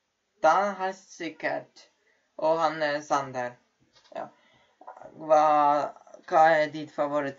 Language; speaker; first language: Norwegian; early bilingual, other home language; Polish